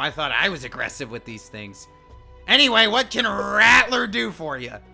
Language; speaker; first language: English; native; English